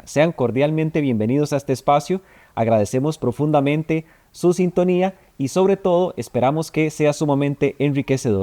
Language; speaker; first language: Spanish; native; Spanish